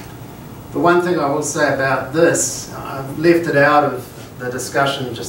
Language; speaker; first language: English; native; English